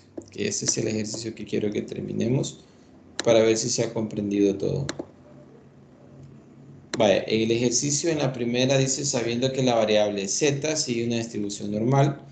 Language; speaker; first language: Spanish; native; Spanish